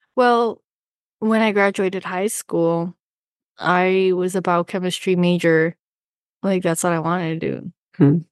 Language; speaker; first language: English; native; English